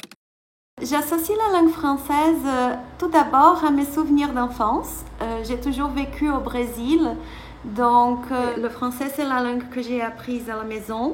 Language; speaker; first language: French; early bilingual, heritage; French